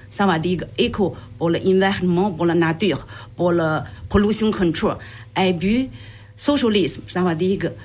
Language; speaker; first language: French; non-native, learner; Chinese